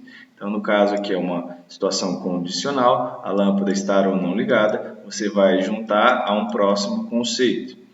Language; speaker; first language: Portuguese; native; Portuguese